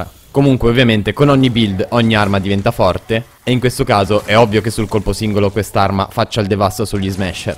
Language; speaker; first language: Italian; native; Italian